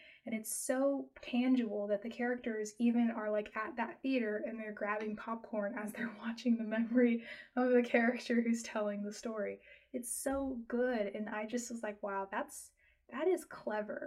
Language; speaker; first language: English; native; English